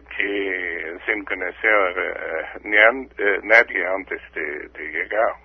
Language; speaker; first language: Spanish; non-native, fluent; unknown